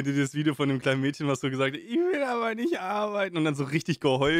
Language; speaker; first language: German; native; German